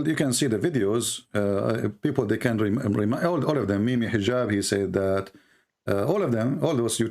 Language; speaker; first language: English; non-native, fluent; Arabic